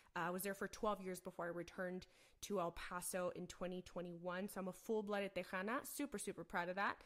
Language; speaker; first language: English; native; English